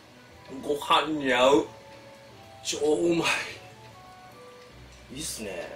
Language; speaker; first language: Japanese; native; Japanese